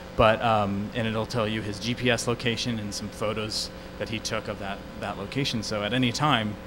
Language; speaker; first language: English; native; English